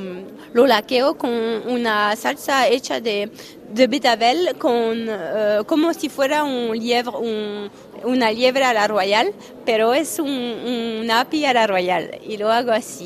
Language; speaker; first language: Spanish; non-native, fluent; French